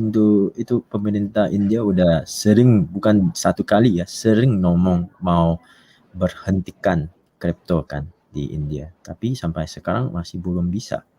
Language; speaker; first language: Indonesian; non-native, fluent; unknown